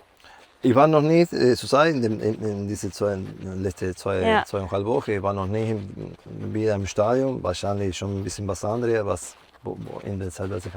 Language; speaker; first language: German; non-native, fluent; Spanish